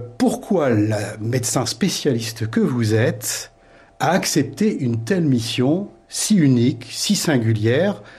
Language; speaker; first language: French; native; French